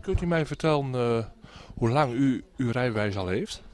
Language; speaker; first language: Dutch; native; Dutch